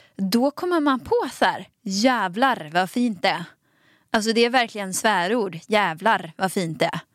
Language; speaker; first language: Swedish; native; Swedish